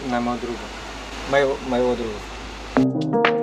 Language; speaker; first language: Russian; early bilingual, heritage; Russian